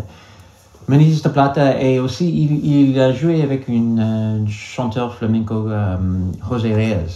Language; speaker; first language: French; non-native, local second language; English